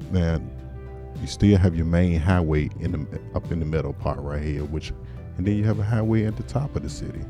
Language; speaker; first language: English; native; English